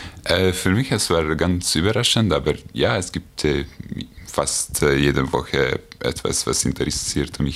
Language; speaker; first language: German; non-native, learner; Hungarian